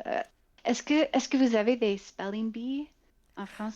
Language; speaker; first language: French; non-native, fluent; English